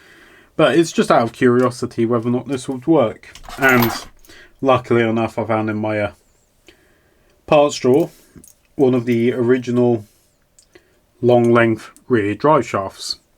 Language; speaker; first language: English; native; English